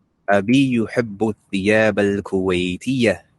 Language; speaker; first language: Arabic; non-native, learner; English